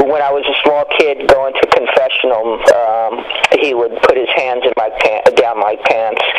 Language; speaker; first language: English; early bilingual, other home language; Greek